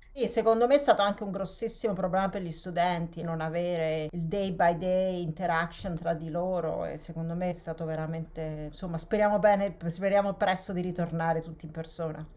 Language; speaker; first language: Italian; native; Italian